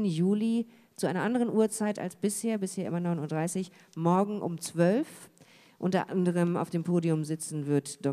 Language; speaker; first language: German; native; German